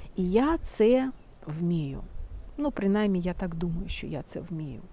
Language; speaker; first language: Ukrainian; non-native, fluent; Russian